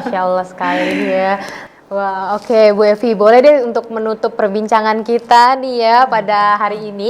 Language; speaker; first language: Indonesian; native; Indonesian